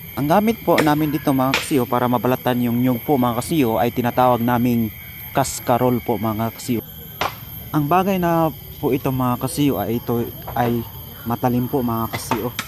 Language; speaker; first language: Filipino; non-native, local second language; Cebuano